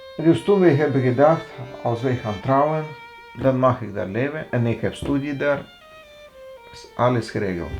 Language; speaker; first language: Dutch; non-native, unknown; Russian